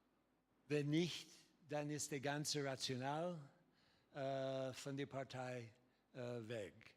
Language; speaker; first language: German; non-native, learner; English